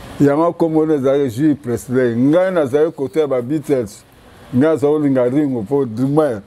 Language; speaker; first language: Lingala; native; Lingala